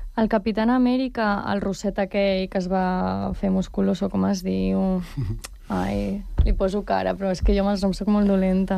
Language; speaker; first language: Catalan; native; Catalan